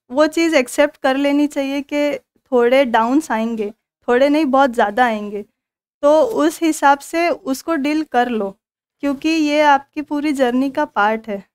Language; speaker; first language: Hindi; non-native, local second language; Marathi